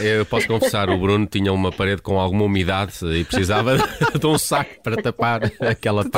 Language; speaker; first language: Portuguese; native; Portuguese